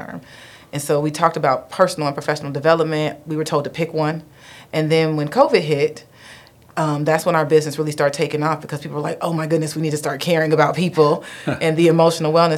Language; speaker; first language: English; native; English